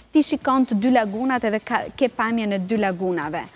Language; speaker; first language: Albanian; native; Albanian